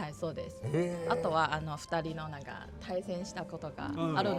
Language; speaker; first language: Japanese; non-native, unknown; Chinese